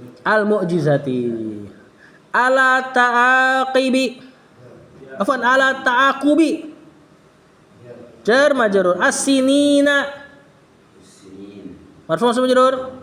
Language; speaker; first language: Arabic; non-native, fluent; Indonesian